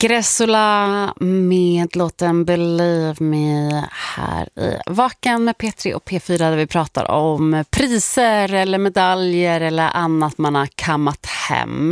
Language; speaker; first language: Swedish; native; Swedish